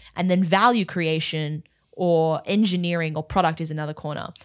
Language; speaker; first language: English; native; English